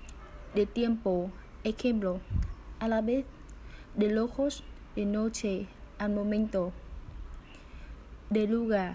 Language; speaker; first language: Spanish; non-native, learner; Vietnamese